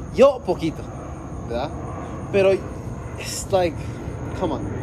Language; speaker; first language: Spanish; non-native, learner; English